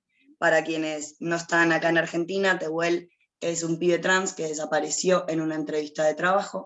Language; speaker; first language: Spanish; native; Spanish